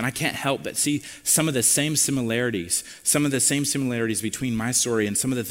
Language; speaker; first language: English; native; English